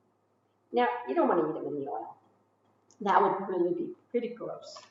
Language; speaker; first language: English; native; English